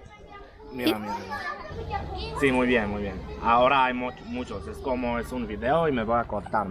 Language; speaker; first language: Spanish; non-native, learner; English